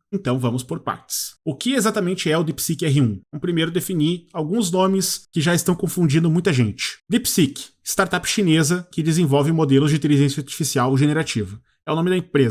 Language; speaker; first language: Portuguese; native; Portuguese